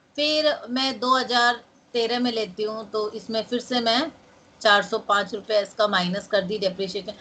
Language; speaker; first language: Hindi; non-native, local second language; Bangla